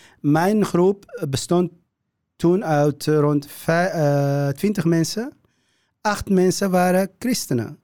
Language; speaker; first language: Dutch; non-native, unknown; Kurdish